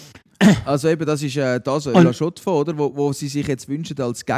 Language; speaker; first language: German; native; German